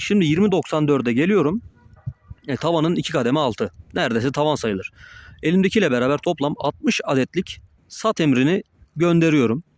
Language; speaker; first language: Turkish; native; Turkish